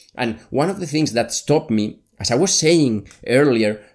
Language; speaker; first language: English; non-native, fluent; Spanish